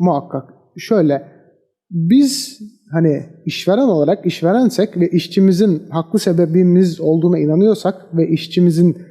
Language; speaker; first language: Turkish; native; Turkish